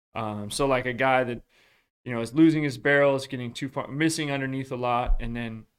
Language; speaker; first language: English; native; English